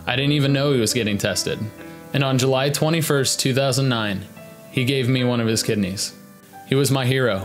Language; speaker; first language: English; native; English